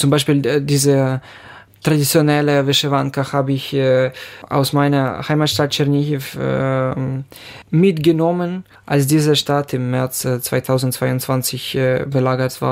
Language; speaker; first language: German; non-native, fluent; Ukrainian